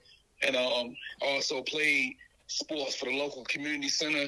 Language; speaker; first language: English; native; English